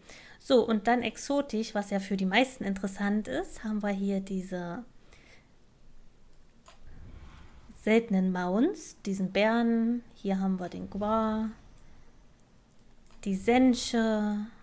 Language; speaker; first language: German; native; German